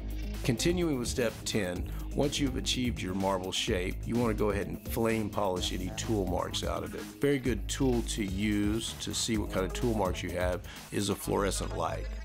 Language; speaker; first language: English; native; English